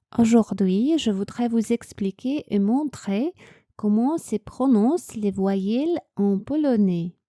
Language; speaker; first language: French; non-native, fluent; Polish